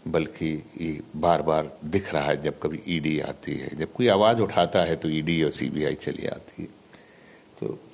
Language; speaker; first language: Hindi; native; Hindi